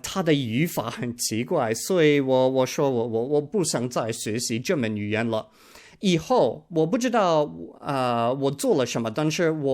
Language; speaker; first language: Chinese; non-native, learner; English